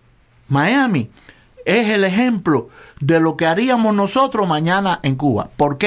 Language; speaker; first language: Spanish; native; Spanish